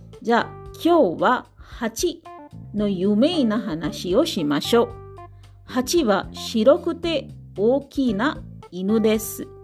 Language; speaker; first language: Japanese; non-native, learner; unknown